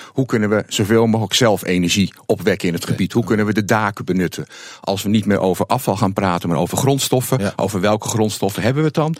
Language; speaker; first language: Dutch; native; Dutch